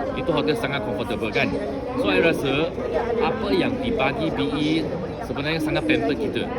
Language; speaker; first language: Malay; non-native, local second language; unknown